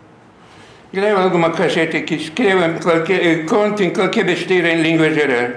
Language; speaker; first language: Portuguese; non-native, fluent; Lithuanian